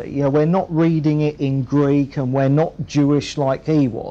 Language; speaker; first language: English; native; English